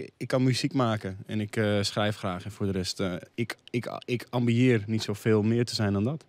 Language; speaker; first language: Dutch; native; Dutch